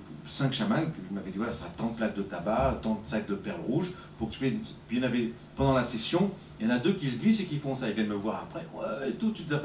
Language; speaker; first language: French; native; French